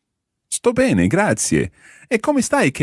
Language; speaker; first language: Italian; non-native, fluent; English